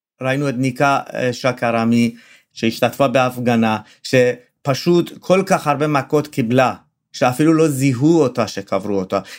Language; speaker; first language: Hebrew; non-native, fluent; Persian